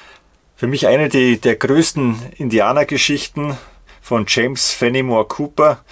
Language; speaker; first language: German; native; German